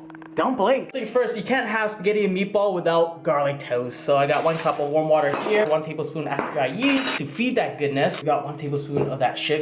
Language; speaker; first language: English; native; English